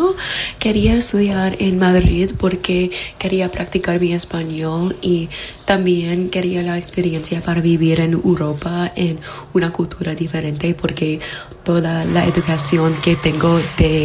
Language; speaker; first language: Spanish; non-native, fluent; English